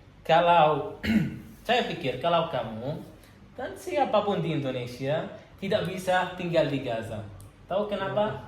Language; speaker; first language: Indonesian; non-native, learner; Arabic